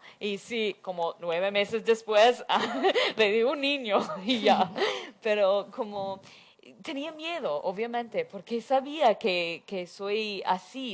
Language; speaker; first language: Spanish; non-native, fluent; English